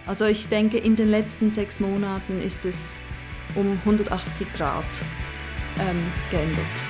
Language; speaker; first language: German; non-native, local second language; English